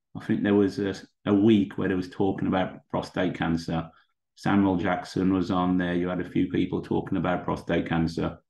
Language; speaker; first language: English; native; English